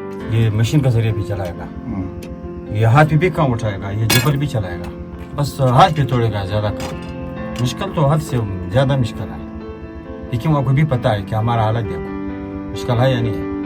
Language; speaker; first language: Hindi; non-native, local second language; Pashto